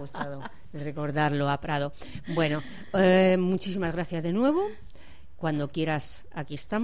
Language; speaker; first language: Spanish; native; Spanish